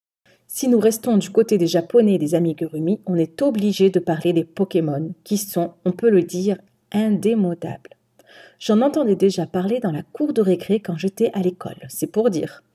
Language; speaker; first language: French; native; French